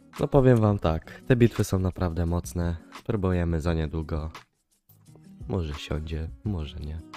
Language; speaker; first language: Polish; native; Polish